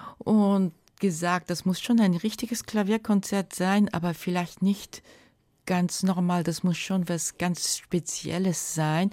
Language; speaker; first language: German; non-native, fluent; Japanese